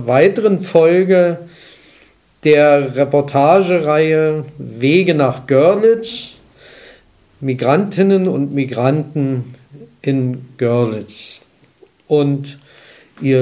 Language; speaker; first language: German; native; German